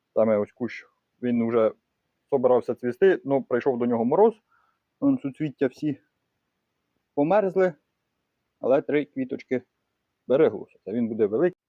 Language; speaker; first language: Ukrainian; native; Ukrainian